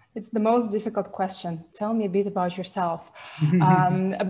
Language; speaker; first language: English; non-native, fluent; Russian